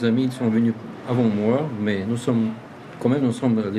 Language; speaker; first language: French; non-native, learner; Russian